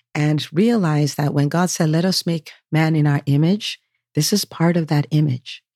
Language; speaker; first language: English; native; English